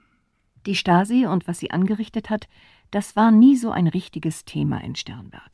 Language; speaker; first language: German; native; German